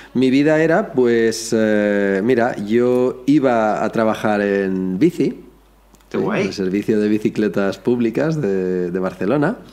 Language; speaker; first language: Spanish; native; Spanish